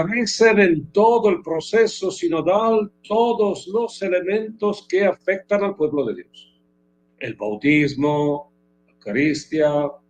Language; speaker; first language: Spanish; non-native, fluent; Italian